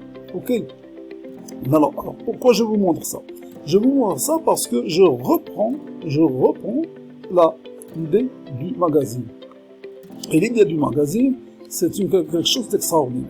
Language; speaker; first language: French; non-native, local second language; Arabic